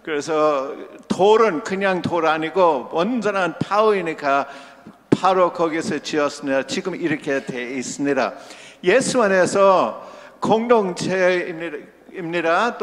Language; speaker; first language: Korean; non-native, local second language; English